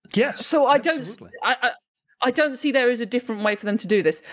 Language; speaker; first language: English; native; English